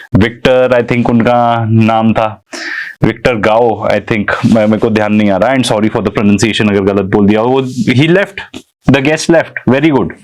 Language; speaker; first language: Urdu; native; Urdu